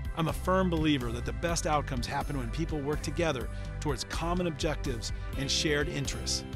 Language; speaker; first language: English; native; English